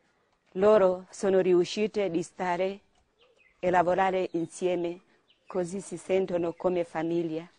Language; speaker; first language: Italian; non-native, fluent; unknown